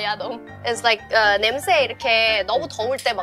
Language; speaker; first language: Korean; non-native, fluent; Thai